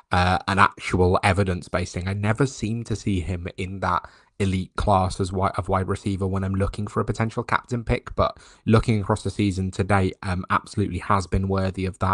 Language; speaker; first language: English; native; English